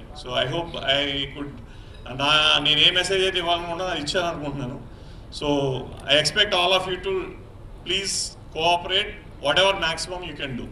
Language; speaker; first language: Telugu; native; Telugu